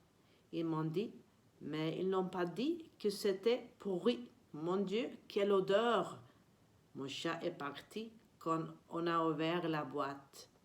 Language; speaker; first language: French; non-native, learner; Swedish